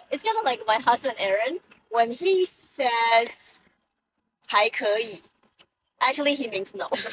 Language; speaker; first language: English; non-native, fluent; Chinese